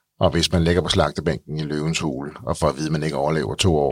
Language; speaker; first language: Danish; native; Danish